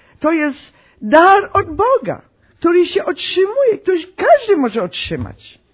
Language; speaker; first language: Polish; early bilingual, heritage; Polish